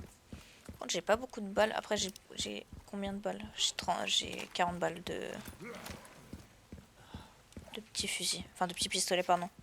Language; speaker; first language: French; native; French